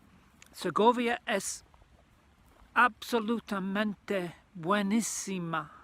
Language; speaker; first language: Spanish; non-native, learner; English